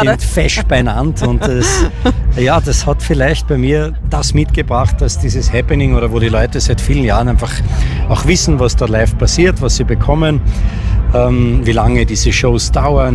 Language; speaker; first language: German; native; German